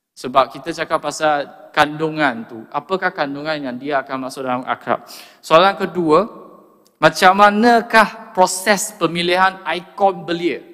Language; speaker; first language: Malay; non-native, local second language; Chinese